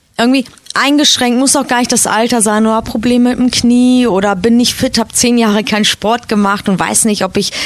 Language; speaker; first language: German; native; German